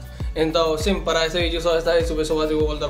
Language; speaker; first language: Portuguese; non-native, learner; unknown